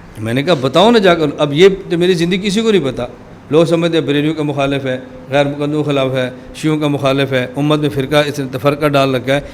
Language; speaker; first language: Urdu; non-native, local second language; Punjabi